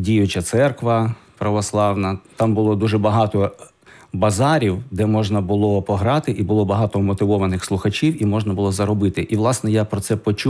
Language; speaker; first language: Ukrainian; native; Ukrainian